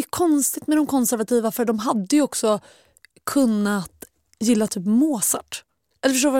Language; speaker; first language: Swedish; native; Swedish